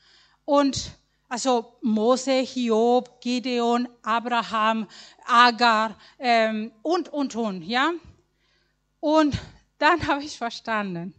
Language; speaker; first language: German; non-native, learner; Spanish